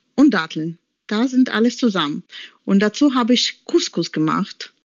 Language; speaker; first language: German; non-native, learner; Romanian